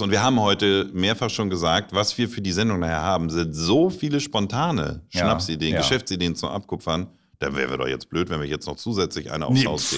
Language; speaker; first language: German; native; German